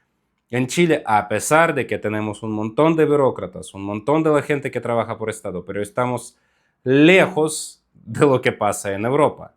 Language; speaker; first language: Spanish; non-native, fluent; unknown